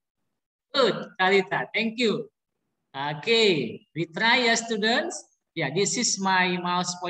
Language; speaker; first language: English; non-native, learner; Indonesian